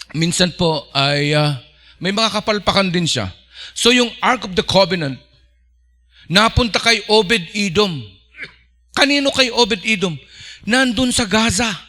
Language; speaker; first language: Filipino; non-native, local second language; Iloko